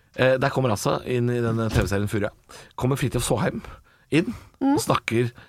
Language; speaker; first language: Norwegian; native; Norwegian